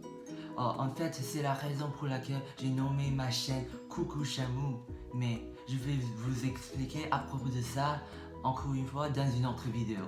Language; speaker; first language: French; non-native, learner; English